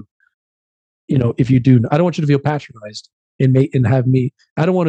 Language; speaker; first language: English; native; English